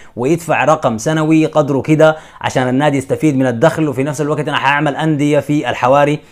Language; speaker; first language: Arabic; native; Arabic